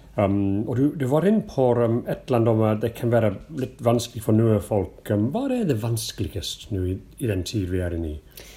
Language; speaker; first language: Norwegian; non-native, fluent; English